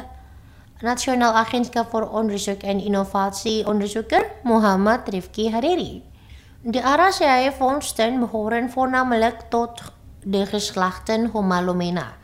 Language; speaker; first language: Dutch; non-native, fluent; Indonesian